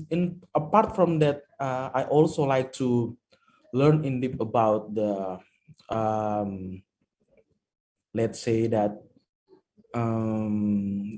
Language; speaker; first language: English; non-native, fluent; Indonesian